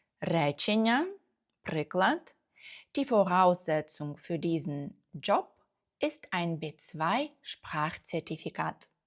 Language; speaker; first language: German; non-native, fluent; Ukrainian